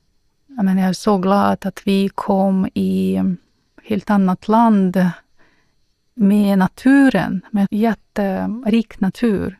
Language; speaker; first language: Swedish; non-native, learner; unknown